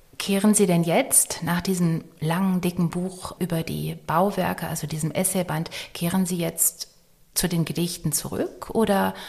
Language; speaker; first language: German; native; German